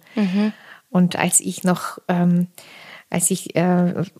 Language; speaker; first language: German; non-native, fluent; Armenian